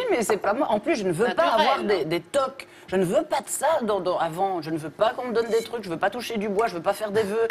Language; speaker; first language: French; native; French